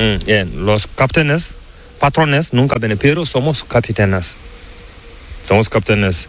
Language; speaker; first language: Spanish; non-native, learner; Fula